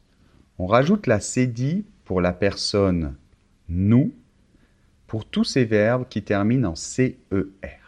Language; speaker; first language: French; native; French